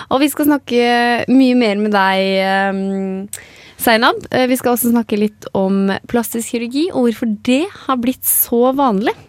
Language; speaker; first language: Norwegian; non-native, fluent; Arabic